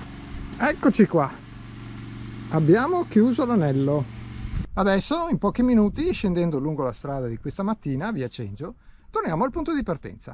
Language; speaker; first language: Italian; native; Italian